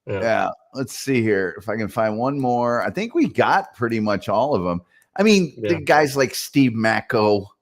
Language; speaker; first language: English; native; English